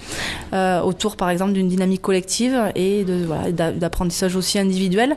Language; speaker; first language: French; native; French